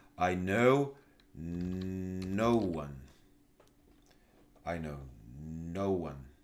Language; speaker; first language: English; non-native, fluent; Polish